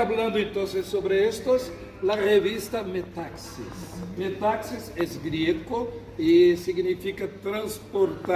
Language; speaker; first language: Spanish; non-native, learner; Portuguese